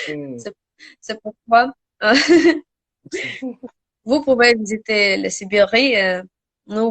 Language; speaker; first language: French; non-native, learner; Russian